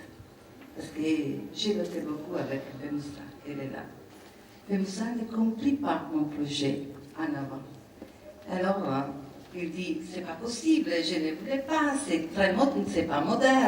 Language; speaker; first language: French; non-native, learner; Italian